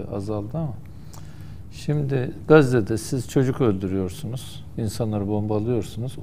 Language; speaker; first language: Turkish; native; Turkish